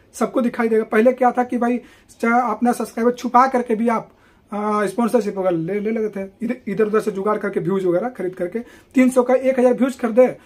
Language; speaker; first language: Hindi; native; Hindi